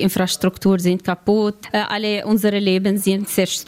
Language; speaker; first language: German; non-native, learner; Arabic